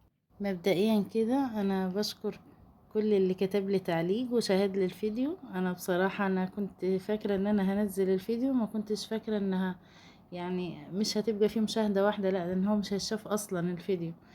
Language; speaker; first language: Arabic; native; Arabic